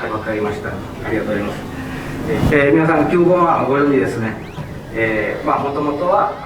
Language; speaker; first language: Japanese; early bilingual, heritage; Spanish